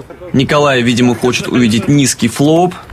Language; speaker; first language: Russian; native; Russian